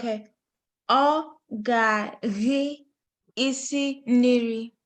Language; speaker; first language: Igbo; non-native, learner; English